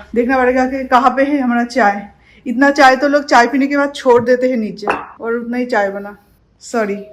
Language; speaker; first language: Hindi; non-native, local second language; Bangla